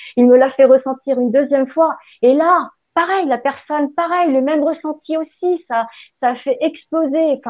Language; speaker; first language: French; native; French